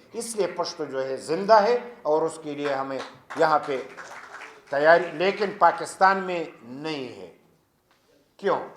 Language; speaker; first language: Urdu; non-native, local second language; Pashto